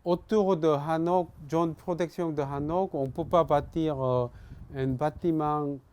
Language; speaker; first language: French; non-native, fluent; Korean